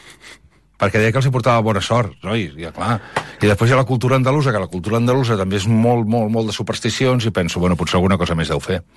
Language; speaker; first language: Catalan; native; Catalan